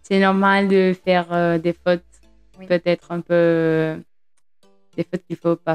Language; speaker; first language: French; non-native, fluent; Spanish